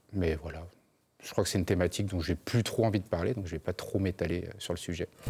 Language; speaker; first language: French; early bilingual, other home language; Khmer